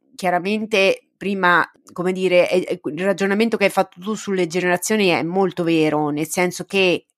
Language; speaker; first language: Italian; early bilingual, other home language; Albanian